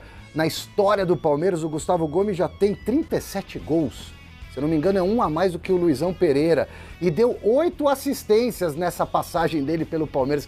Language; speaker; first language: Portuguese; native; Portuguese